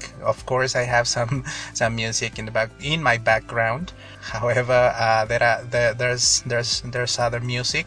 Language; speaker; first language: English; non-native, fluent; Spanish